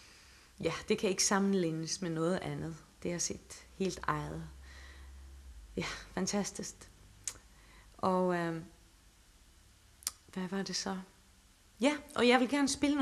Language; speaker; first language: Danish; non-native, local second language; Faroese